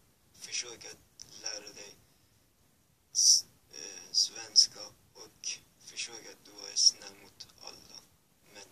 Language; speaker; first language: Swedish; early bilingual, other home language; Persian